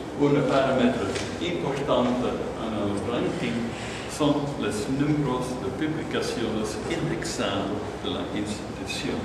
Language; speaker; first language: Spanish; non-native, fluent; Dutch